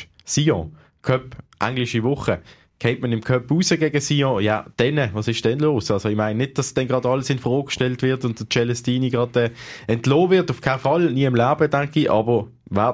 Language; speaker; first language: German; native; German